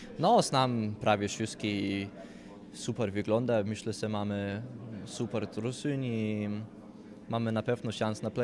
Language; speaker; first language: Polish; non-native, learner; Danish